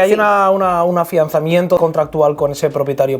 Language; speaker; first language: Spanish; native; Spanish